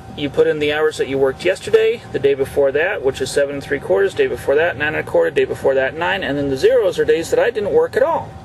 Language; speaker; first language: English; native; English